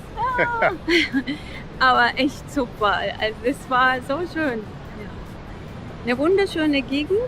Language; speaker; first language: German; non-native, fluent; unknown